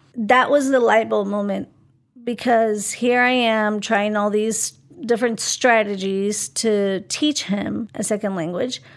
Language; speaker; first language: English; early bilingual, other home language; Spanish